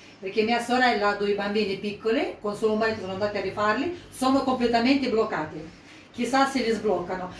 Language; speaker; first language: Italian; non-native, fluent; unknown